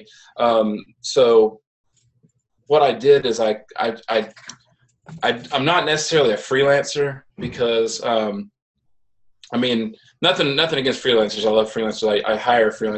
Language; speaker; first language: English; native; English